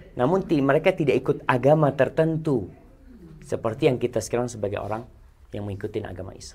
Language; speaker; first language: Indonesian; native; Indonesian